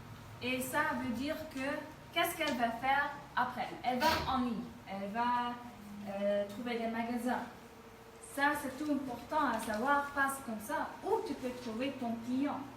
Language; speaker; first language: French; non-native, fluent; Dutch